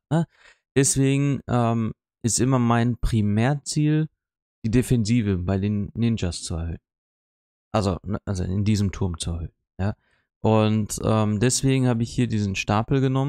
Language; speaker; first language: German; native; German